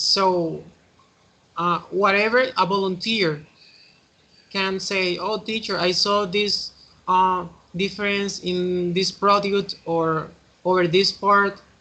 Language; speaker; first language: English; non-native, fluent; Spanish